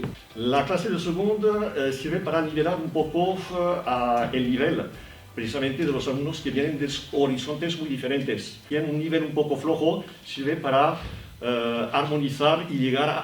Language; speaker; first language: Spanish; non-native, fluent; French